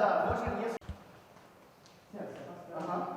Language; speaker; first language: Russian; non-native, learner; English